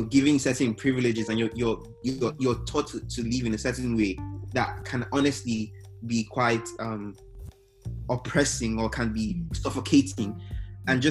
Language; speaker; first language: English; non-native, local second language; Igbo